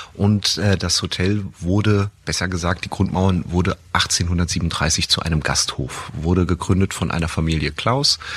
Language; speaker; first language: German; native; German